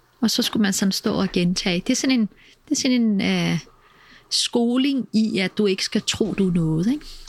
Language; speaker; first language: Danish; early bilingual, other home language; Kurdish